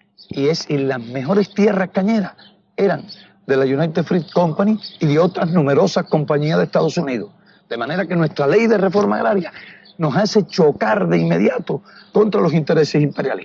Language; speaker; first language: Spanish; native; Spanish